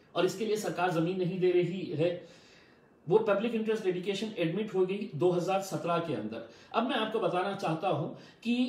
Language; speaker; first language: Hindi; non-native, local second language; Urdu